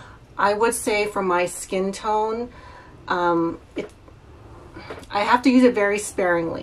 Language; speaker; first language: English; native; English